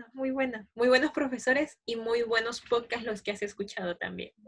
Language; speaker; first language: Spanish; native; Spanish